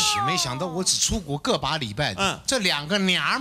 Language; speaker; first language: Chinese; native; Chinese